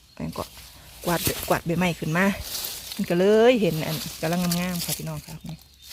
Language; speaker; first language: Thai; native; Thai